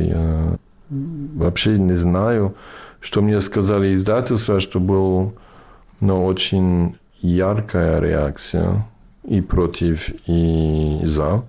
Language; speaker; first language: Russian; non-native, fluent; English